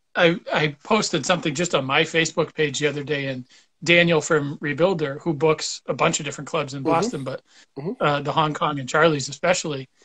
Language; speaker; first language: English; native; English